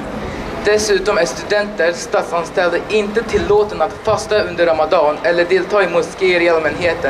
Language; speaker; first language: Swedish; non-native, learner; Uyghur